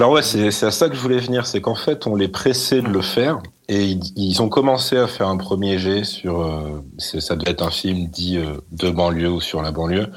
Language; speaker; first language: French; native; French